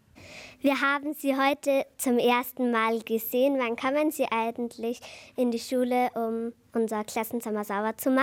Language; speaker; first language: German; native; German